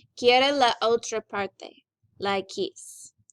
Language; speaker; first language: Spanish; non-native, learner; English